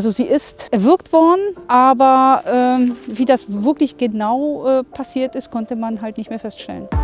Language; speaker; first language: German; native; German